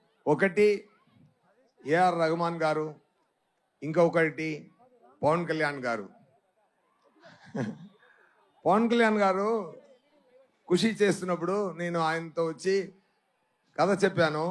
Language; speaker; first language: Telugu; non-native, fluent; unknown